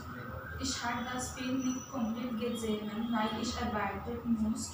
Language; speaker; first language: German; non-native, learner; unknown